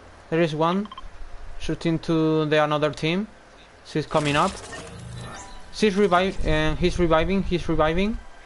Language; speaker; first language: English; non-native, learner; Spanish